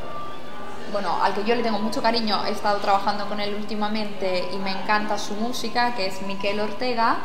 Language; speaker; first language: Spanish; non-native, fluent; Italian